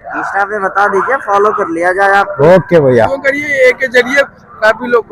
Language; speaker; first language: Hindi; native; Hindi